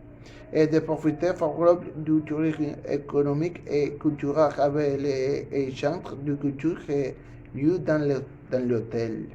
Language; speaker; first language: French; non-native, learner; Spanish